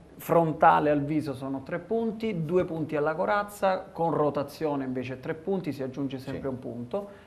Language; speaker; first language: Italian; native; Italian